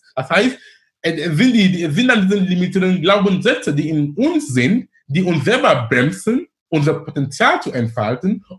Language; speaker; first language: German; non-native, fluent; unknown